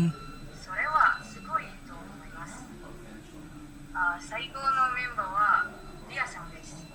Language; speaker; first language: Japanese; non-native, learner; Indonesian